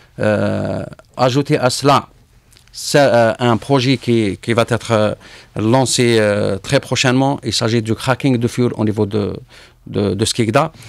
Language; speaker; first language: French; non-native, local second language; Arabic